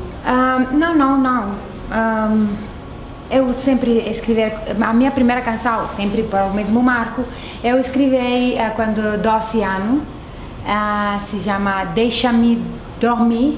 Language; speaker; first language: Portuguese; non-native, fluent; Italian